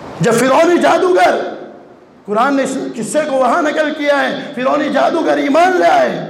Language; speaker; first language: Urdu; non-native, local second language; Gujarati